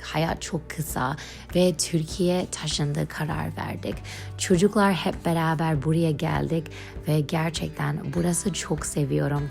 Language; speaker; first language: Turkish; non-native, learner; English